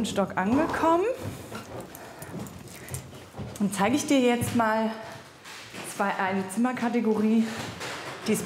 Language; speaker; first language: German; native; German